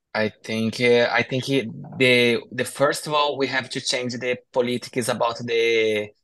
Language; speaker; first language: English; non-native, learner; Portuguese